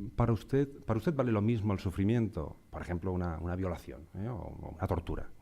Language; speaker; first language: Spanish; non-native, local second language; Catalan